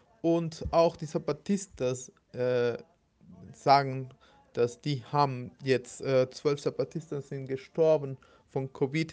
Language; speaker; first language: German; non-native, fluent; Spanish